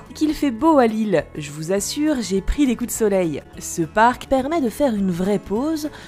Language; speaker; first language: French; native; French